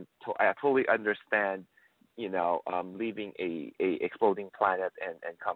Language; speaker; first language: English; non-native, local second language; Filipino